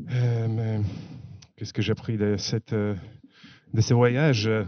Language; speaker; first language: French; non-native, fluent; Latvian